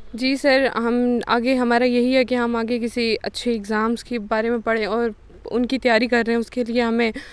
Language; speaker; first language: Hindi; non-native, local second language; Gujari